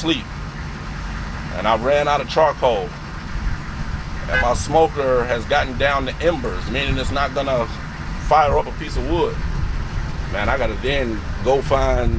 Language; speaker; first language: English; native; English